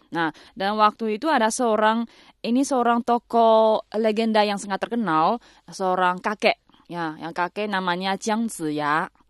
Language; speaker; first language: Indonesian; non-native, fluent; Chinese